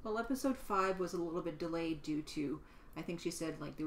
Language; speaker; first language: English; native; English